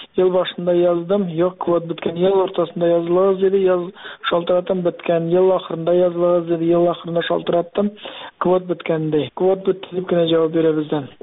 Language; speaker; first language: Tatar; early bilingual, heritage; Tatar